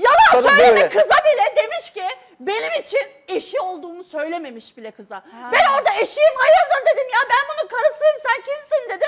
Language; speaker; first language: Turkish; native; Turkish